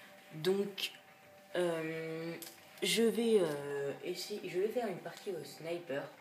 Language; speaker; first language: French; native; French